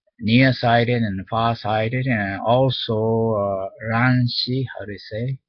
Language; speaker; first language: English; non-native, learner; Japanese